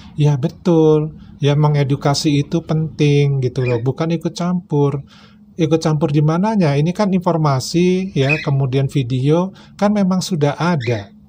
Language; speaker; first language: Indonesian; native; Indonesian